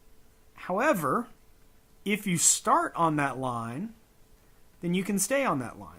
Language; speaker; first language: English; native; English